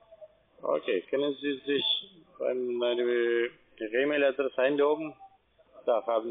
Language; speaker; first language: German; non-native, fluent; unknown